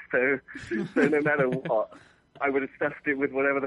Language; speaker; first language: English; native; English